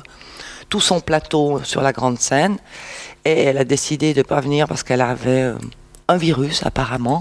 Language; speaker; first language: French; native; French